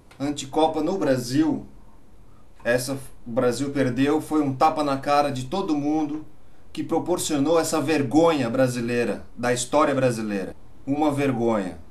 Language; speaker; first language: Portuguese; native; Portuguese